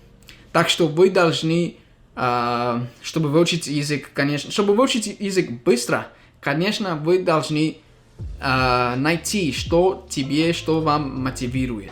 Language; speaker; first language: Russian; non-native, fluent; English